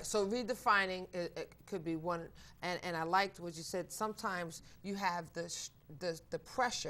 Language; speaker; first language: English; native; English